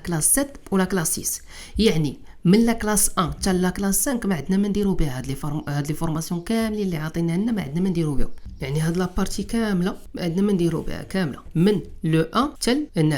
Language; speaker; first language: Arabic; native; Arabic